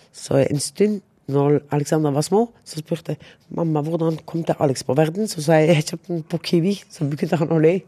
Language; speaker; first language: Norwegian; non-native, local second language; Romany